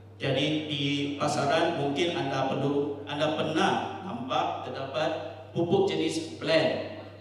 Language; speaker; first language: Malay; non-native, local second language; Chinese